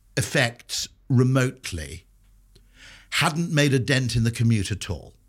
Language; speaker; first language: English; native; English